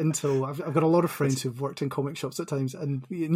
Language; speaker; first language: English; native; English